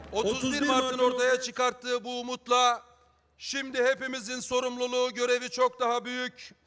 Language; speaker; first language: Turkish; native; Turkish